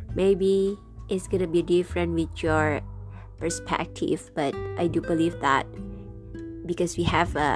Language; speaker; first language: English; non-native, fluent; Indonesian